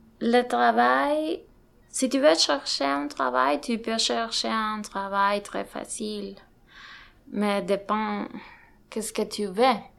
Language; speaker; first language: French; non-native, learner; Spanish